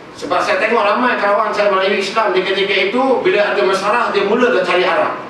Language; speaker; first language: Malay; non-native, local second language; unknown